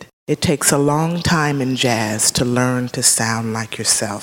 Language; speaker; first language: English; native; English